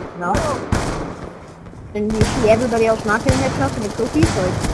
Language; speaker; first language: English; native; English